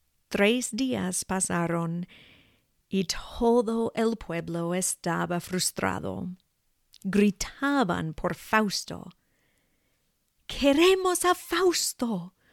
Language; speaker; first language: Spanish; non-native, fluent; English